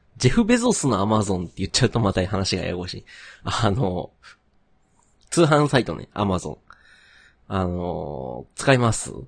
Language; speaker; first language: Japanese; native; Japanese